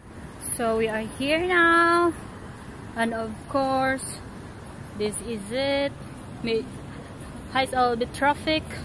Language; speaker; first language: English; non-native, learner; Filipino